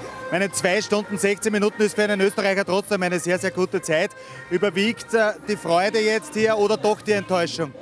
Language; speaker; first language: German; native; German